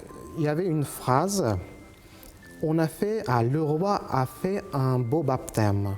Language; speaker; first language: French; non-native, fluent; Uzbek